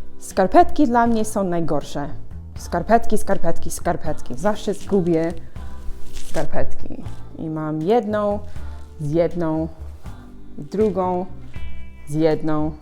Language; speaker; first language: Polish; non-native, learner; English